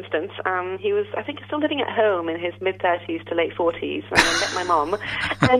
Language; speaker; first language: English; non-native, local second language; French